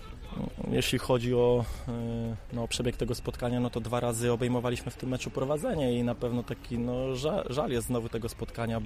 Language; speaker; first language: Polish; native; Polish